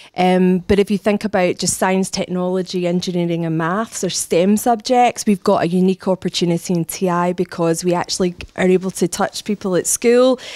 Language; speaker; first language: English; native; English